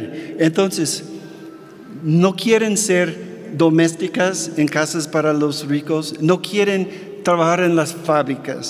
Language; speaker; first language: Spanish; non-native, fluent; English